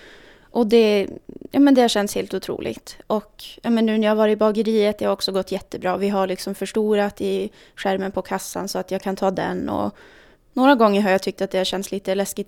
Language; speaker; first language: Swedish; native; Swedish